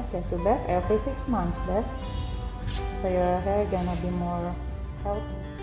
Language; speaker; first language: English; non-native, fluent; Indonesian